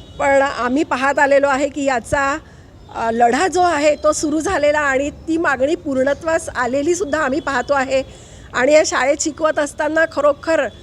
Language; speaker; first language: Marathi; native; Marathi